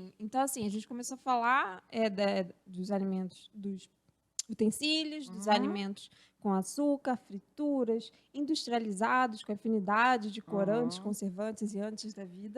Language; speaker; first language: Portuguese; native; Portuguese